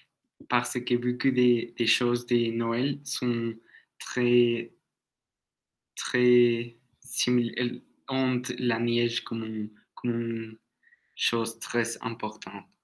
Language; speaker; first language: French; non-native, learner; Spanish